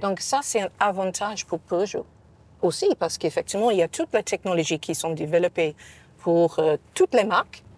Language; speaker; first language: French; non-native, fluent; English